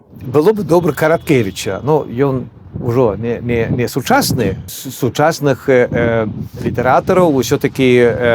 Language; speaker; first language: Belarusian; non-native, fluent; Swedish